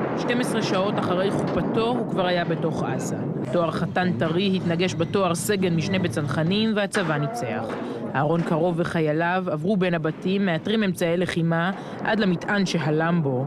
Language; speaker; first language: Hebrew; native; Hebrew